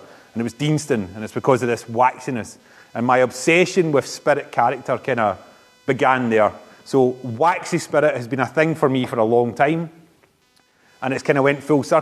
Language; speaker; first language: English; native; English